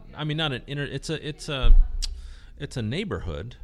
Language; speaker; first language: English; early bilingual, other home language; Spanish